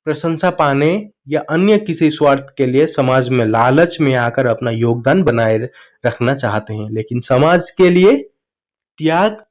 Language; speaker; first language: Hindi; non-native, local second language; Assamese